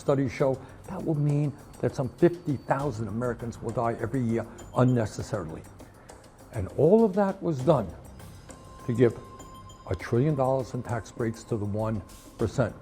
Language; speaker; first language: English; native; English